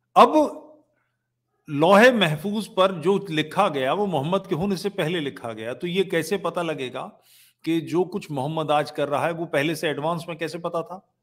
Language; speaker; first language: Hindi; native; Hindi